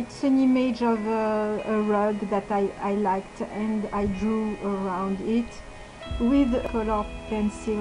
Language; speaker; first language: English; non-native, fluent; French